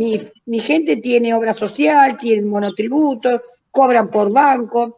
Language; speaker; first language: Spanish; native; Spanish